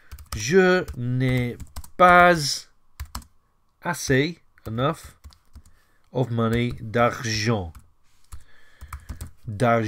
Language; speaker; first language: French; non-native, fluent; English